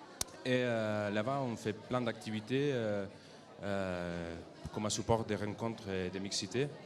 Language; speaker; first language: French; non-native, fluent; Catalan